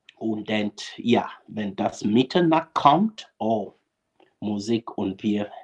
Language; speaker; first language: German; non-native, fluent; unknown